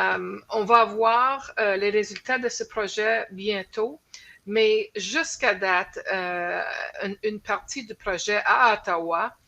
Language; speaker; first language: French; non-native, local second language; English